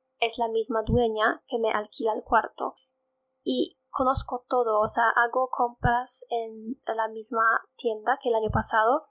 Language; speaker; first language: Spanish; non-native, fluent; Polish